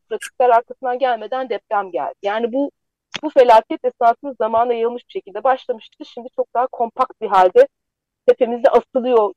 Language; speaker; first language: Turkish; native; Turkish